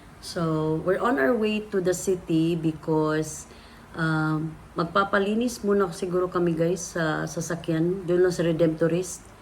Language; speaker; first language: Filipino; native; Filipino